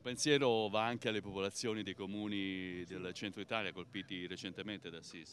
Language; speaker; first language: Italian; native; Italian